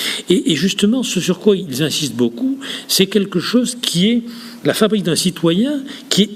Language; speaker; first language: French; native; French